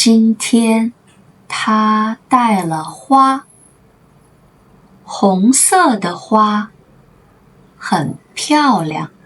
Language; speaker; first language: Chinese; native; Chinese